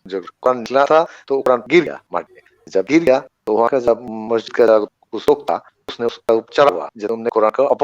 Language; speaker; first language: Hindi; non-native, learner; Bangla